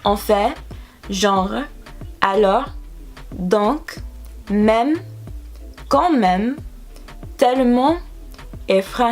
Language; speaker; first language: French; non-native, learner; English